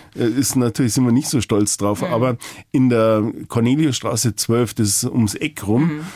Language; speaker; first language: German; native; German